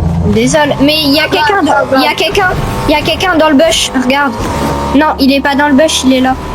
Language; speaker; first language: French; native; French